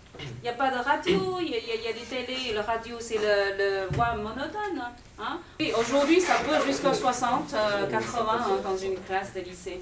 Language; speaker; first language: French; non-native, fluent; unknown